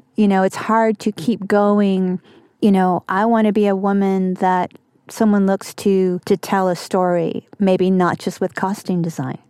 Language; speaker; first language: English; native; English